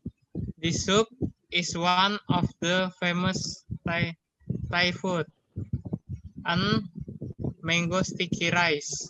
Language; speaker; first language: English; non-native, learner; Indonesian